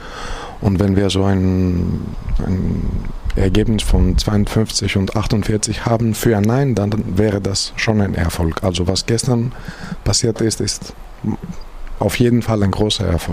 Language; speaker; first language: German; non-native, fluent; Greek